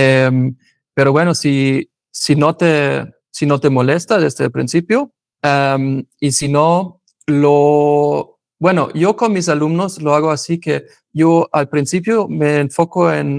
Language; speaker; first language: Spanish; non-native, fluent; German